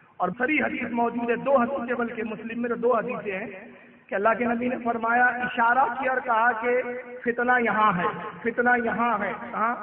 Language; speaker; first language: Urdu; native; Urdu